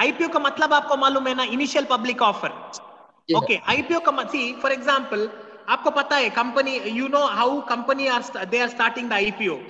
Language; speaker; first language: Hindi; non-native, local second language; Kannada